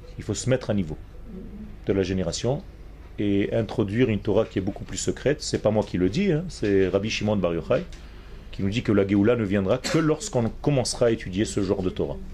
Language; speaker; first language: French; non-native, fluent; Hebrew